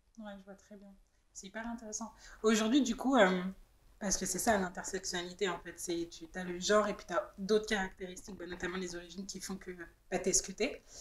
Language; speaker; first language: French; native; French